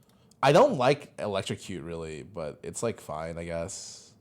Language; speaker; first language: English; native; English